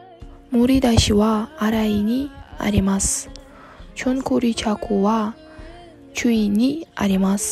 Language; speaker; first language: Japanese; non-native, learner; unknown